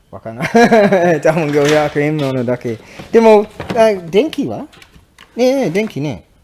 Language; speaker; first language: Japanese; non-native, learner; English